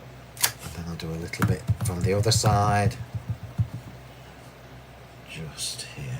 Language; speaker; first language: English; native; English